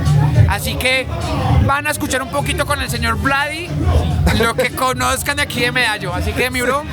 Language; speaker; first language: Spanish; native; Spanish